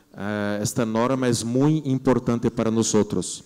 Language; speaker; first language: Spanish; non-native, learner; Portuguese